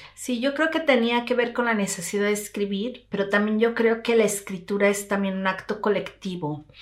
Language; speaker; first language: Spanish; native; Spanish